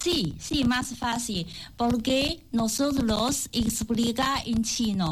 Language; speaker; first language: Spanish; non-native, learner; Chinese